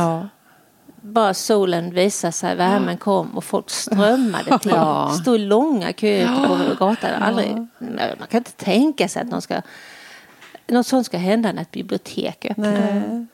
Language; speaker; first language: Swedish; native; Swedish